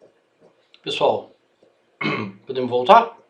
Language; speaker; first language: Portuguese; native; Portuguese